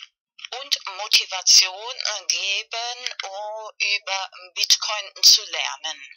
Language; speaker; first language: German; non-native, learner; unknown